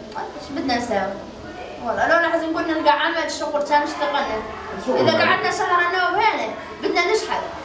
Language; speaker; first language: Arabic; native; Arabic